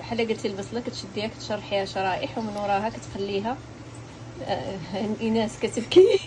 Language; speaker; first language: Arabic; native; Arabic